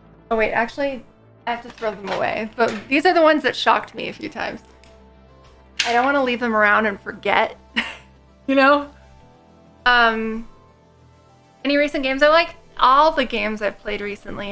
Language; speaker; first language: English; native; English